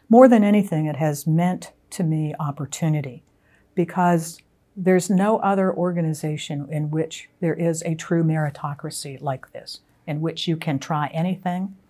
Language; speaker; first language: English; native; English